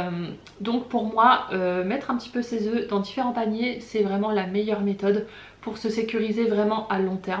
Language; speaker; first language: French; native; French